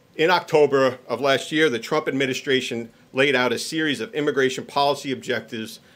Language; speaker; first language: English; native; English